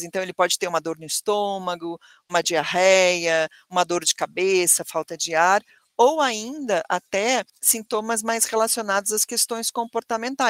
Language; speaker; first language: Portuguese; native; Portuguese